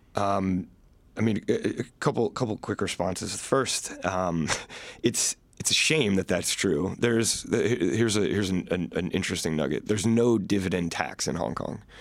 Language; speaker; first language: English; native; English